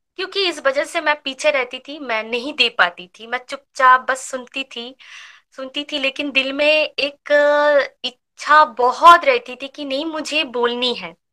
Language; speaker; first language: Hindi; non-native, local second language; Bangla